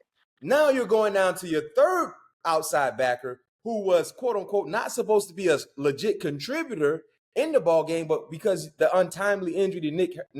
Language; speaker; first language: English; native; English